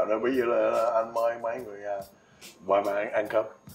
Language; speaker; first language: Vietnamese; early bilingual, heritage; English